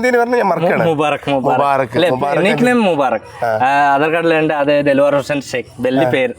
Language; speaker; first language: Malayalam; non-native, fluent; Bangla